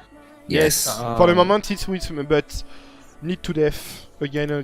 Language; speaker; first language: English; non-native, learner; French